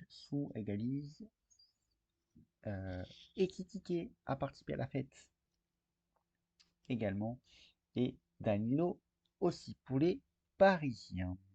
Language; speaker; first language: French; native; French